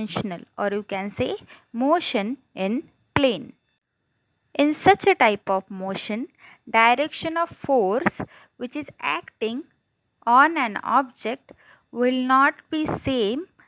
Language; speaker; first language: English; non-native, local second language; Marathi